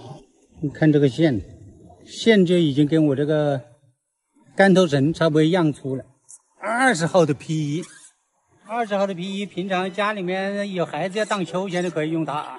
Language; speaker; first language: Chinese; native; Chinese